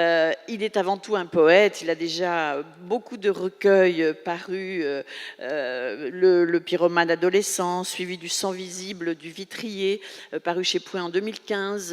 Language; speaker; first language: French; native; French